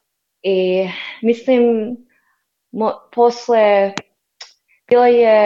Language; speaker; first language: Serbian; non-native, learner; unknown